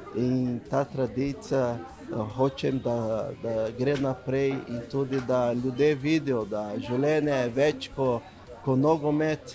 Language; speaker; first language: Slovenian; non-native, learner; Portuguese